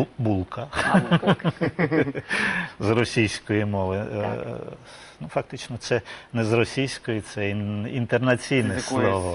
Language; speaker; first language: Ukrainian; non-native, local second language; Russian